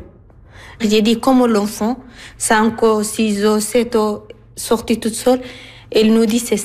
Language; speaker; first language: French; non-native, learner; Arabic